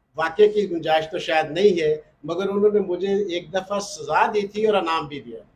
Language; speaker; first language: Urdu; non-native, local second language; Punjabi